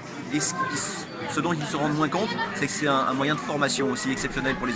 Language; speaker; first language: French; native; French